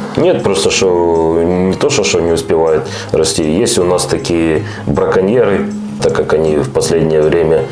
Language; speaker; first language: Ukrainian; non-native, local second language; Russian